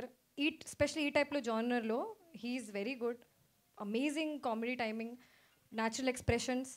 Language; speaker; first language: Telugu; non-native, fluent; Hindi